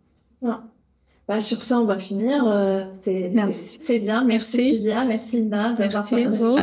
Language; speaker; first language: French; native; French